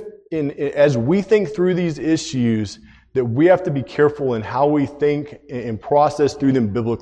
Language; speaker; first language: English; native; English